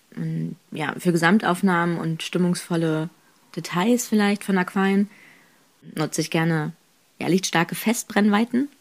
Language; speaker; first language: German; native; German